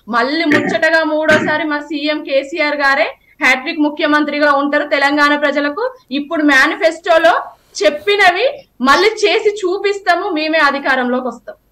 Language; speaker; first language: Telugu; native; Telugu